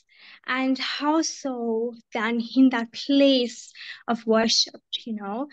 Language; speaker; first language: English; native; English